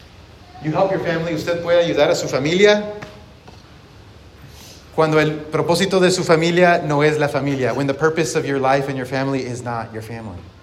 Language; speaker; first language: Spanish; early bilingual, heritage; Spanish